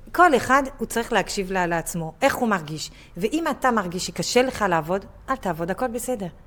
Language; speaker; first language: Hebrew; non-native, fluent; French